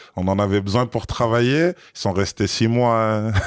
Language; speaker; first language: French; native; French